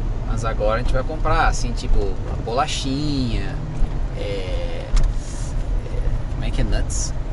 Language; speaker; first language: Portuguese; native; Portuguese